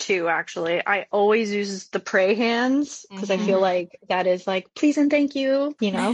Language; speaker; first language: English; native; English